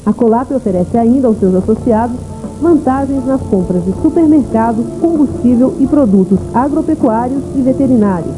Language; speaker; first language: Portuguese; native; Portuguese